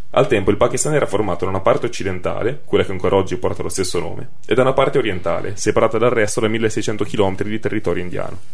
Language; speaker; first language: Italian; native; Italian